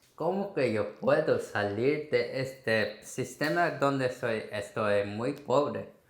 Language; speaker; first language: Spanish; non-native, fluent; Korean